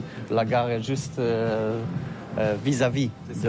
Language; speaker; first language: French; non-native, learner; Polish